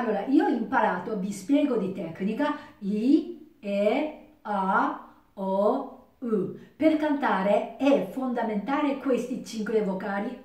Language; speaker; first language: Italian; non-native, learner; Japanese